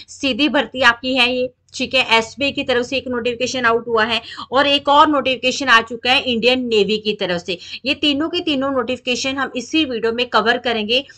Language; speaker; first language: Hindi; native; Hindi